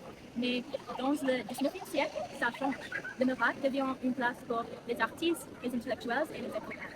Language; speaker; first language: French; non-native, learner; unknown